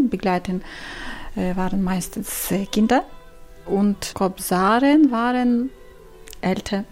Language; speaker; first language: German; non-native, learner; Ukrainian